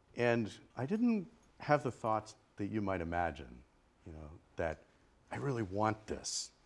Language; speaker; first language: English; native; English